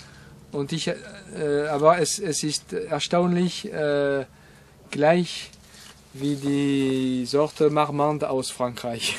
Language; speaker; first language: German; non-native, fluent; French